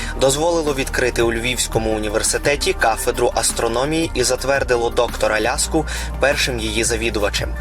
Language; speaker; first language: Ukrainian; native; Ukrainian